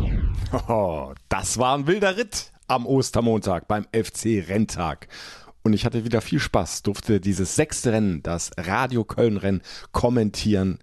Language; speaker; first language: German; native; German